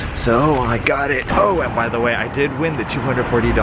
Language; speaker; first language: English; native; English